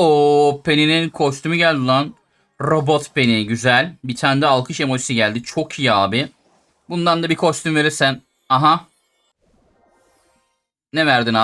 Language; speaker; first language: Turkish; native; Turkish